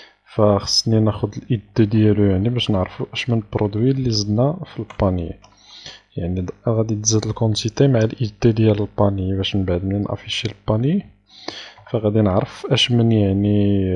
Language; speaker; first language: Arabic; native; Arabic